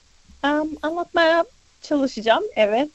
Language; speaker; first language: Turkish; early bilingual, other home language; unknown